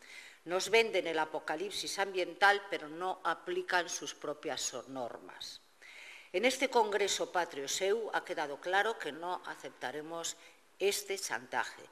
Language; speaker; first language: Spanish; native; Spanish